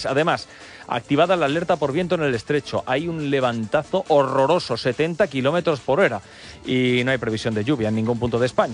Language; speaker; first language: Spanish; native; Spanish